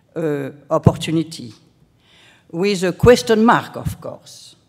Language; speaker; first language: English; non-native, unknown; French